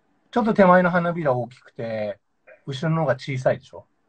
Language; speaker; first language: Japanese; native; Japanese